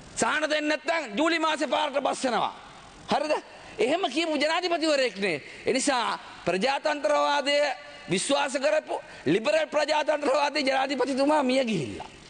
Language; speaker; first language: Sinhala; native; Sinhala